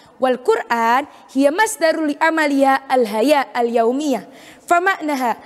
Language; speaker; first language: Arabic; non-native, fluent; Indonesian